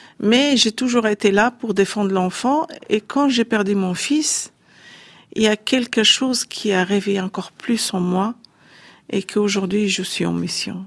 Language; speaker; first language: French; non-native, fluent; Arabic